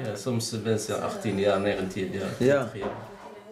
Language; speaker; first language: Dutch; non-native, learner; Arabic